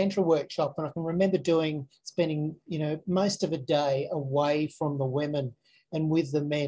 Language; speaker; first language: English; native; English